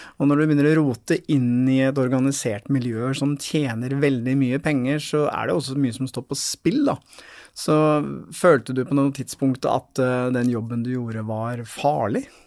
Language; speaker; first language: Norwegian; native; Norwegian